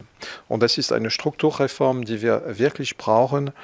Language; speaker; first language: German; non-native, fluent; French